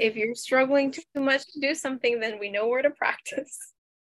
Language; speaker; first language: English; native; English